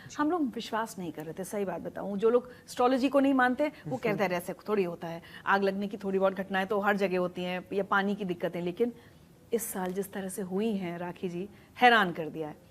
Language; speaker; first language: Hindi; native; Hindi